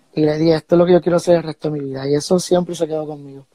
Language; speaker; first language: Spanish; early bilingual, heritage; Spanish